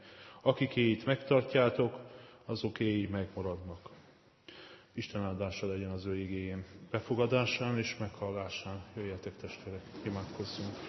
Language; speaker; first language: Hungarian; native; Hungarian